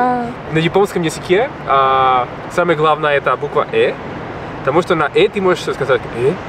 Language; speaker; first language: Russian; non-native, fluent; Spanish